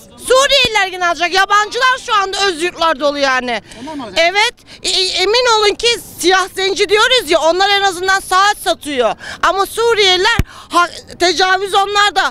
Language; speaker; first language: Turkish; non-native, local second language; Kurdish